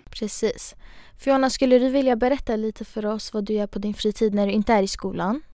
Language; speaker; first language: Swedish; early bilingual, other home language; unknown